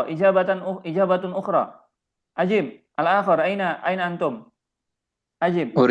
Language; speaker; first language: Arabic; non-native, fluent; Indonesian